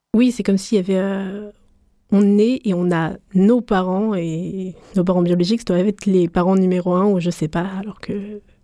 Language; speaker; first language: French; native; French